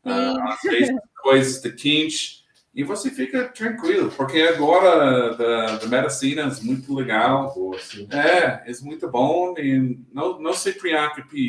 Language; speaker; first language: Portuguese; non-native, learner; English